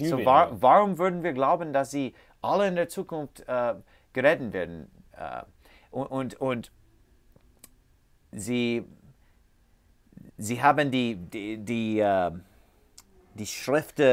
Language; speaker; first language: German; non-native, fluent; English